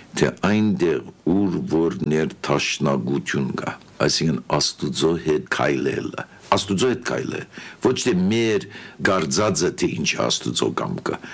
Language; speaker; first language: Armenian; early bilingual, heritage; Armenian